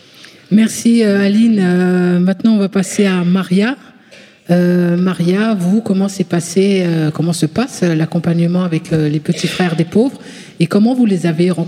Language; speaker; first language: French; native; French